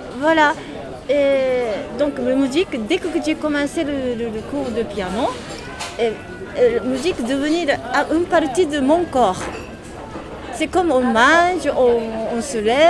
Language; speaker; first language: French; non-native, learner; Japanese